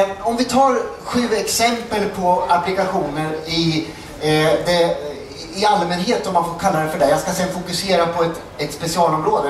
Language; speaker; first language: Swedish; native; Swedish